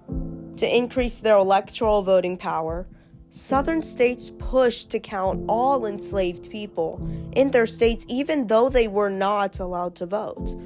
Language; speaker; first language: English; native; English